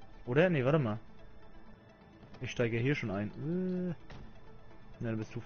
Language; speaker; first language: German; native; German